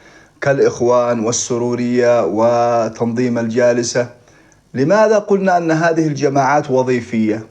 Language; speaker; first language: Arabic; native; Arabic